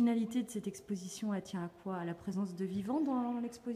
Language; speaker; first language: French; native; French